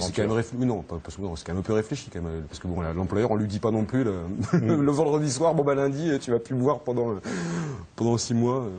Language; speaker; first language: French; native; French